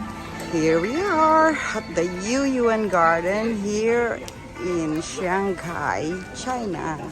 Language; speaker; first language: English; non-native, local second language; Filipino